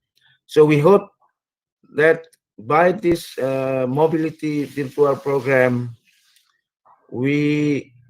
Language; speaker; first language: English; non-native, fluent; Indonesian